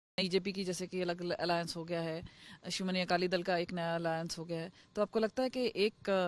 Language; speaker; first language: Hindi; native; Hindi